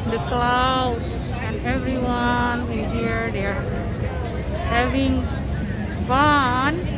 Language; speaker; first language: English; non-native, learner; Indonesian